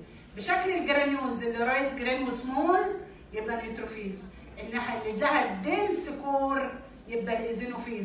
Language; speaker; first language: Arabic; native; Arabic